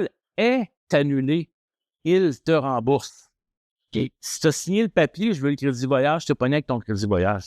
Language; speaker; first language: French; native; French